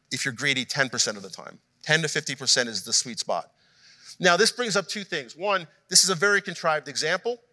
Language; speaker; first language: English; native; English